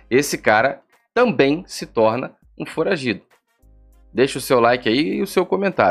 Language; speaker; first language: Portuguese; native; Portuguese